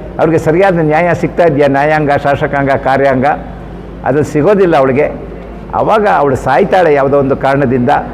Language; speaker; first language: Kannada; non-native, local second language; Konkani